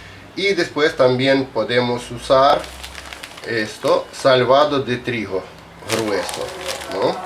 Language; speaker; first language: Spanish; non-native, fluent; Russian